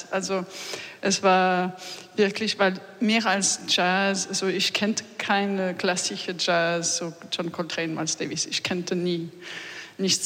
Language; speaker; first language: German; non-native, learner; French